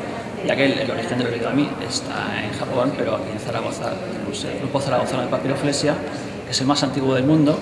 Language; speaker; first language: Spanish; native; Spanish